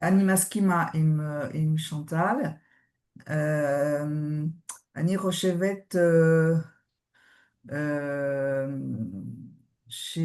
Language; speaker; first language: Hebrew; non-native, learner; French